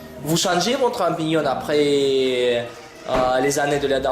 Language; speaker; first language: French; non-native, learner; Russian